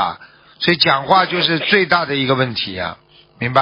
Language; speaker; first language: Chinese; native; Chinese